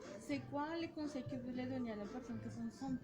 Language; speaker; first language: French; non-native, learner; Spanish